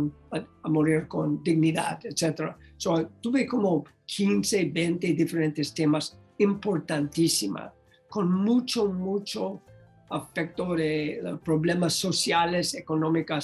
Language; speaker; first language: Spanish; non-native, learner; English